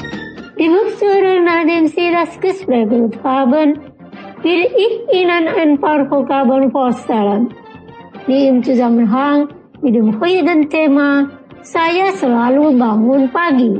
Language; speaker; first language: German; non-native, fluent; Indonesian